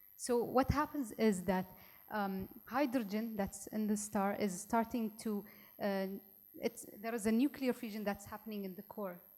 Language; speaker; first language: English; non-native, local second language; Arabic